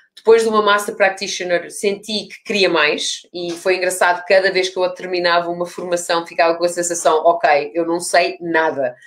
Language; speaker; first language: Portuguese; early bilingual, other home language; English